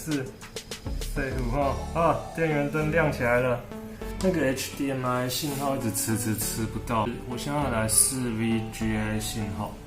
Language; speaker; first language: Chinese; native; Chinese